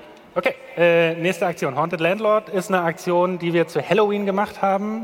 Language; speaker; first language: German; native; German